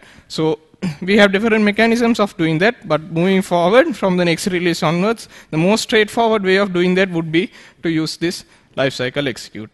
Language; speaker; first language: English; non-native, local second language; Sinhala